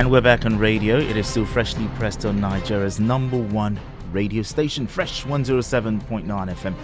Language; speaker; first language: English; non-native, local second language; Yoruba